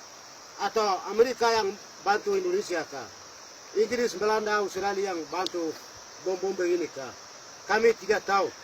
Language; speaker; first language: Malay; non-native, local second language; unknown